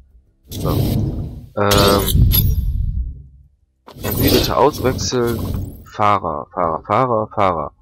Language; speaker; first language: German; native; German